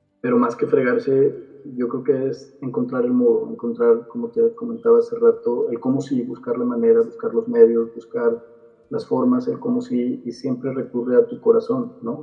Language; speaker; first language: Spanish; native; Spanish